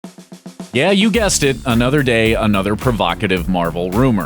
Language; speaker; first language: English; native; English